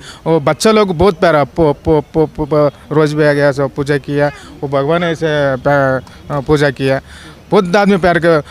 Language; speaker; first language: Hindi; non-native, local second language; Kannada